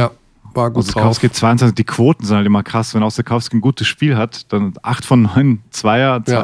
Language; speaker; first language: German; native; German